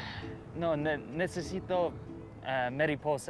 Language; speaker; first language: Spanish; non-native, learner; English